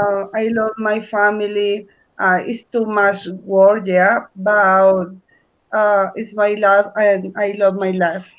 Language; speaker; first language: English; non-native, learner; Spanish